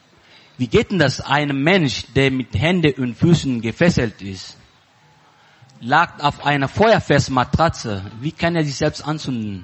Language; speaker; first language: German; non-native, learner; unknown